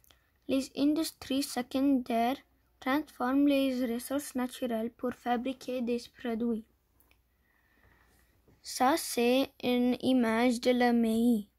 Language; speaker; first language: French; non-native, learner; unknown